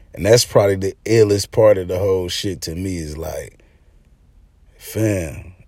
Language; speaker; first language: English; native; English